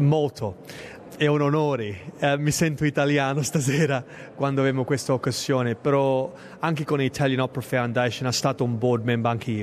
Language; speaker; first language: Italian; early bilingual, heritage; English